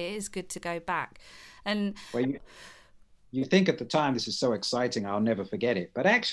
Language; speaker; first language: English; native; English